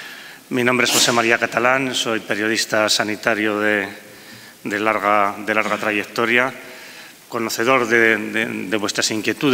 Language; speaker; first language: Spanish; native; Spanish